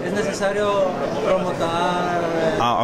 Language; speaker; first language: Spanish; non-native, learner; Greek